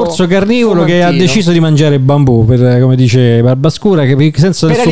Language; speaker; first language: Italian; native; Italian